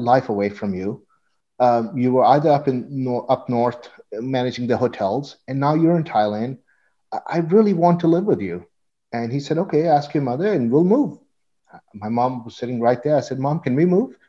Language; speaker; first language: English; non-native, local second language; Urdu